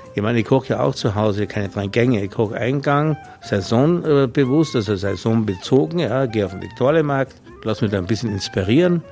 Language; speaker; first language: German; native; German